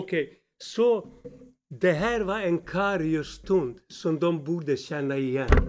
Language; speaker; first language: Swedish; non-native, fluent; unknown